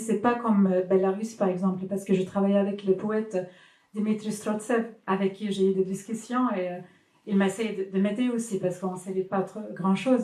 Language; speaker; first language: French; non-native, fluent; Swedish